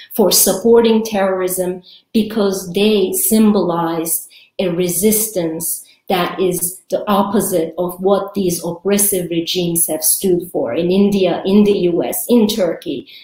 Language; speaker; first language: English; early bilingual, other home language; Kurdish